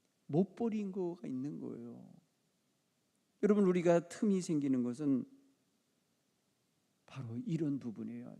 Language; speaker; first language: Korean; native; Korean